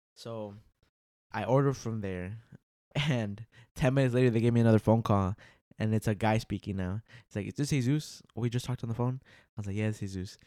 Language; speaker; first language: English; early bilingual, other home language; Spanish